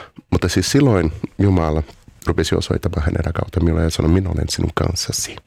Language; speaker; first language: Finnish; non-native, fluent; Portuguese